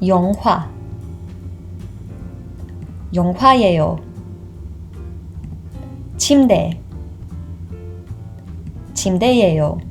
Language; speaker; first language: Korean; non-native, fluent; English